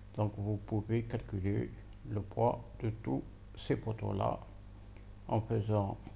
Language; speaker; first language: French; non-native, local second language; Arabic